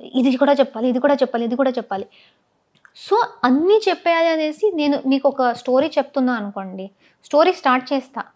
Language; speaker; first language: Telugu; non-native, local second language; Tamil